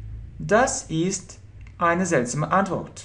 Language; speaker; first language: German; non-native, fluent; Russian